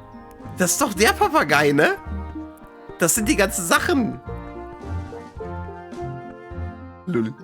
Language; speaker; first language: German; native; German